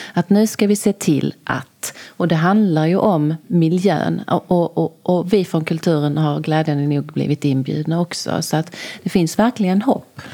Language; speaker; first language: Swedish; native; Swedish